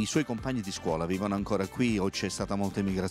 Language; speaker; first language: Italian; native; Italian